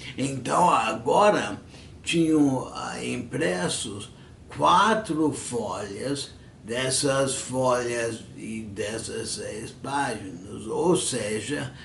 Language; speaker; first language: Portuguese; non-native, fluent; English